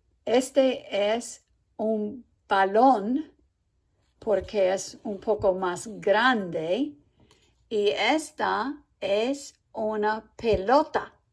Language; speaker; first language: Spanish; non-native, fluent; English